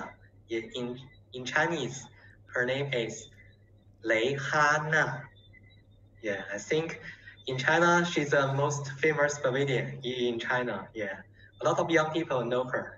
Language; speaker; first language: English; non-native, learner; Chinese